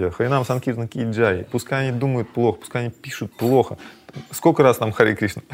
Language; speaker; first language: Russian; native; Russian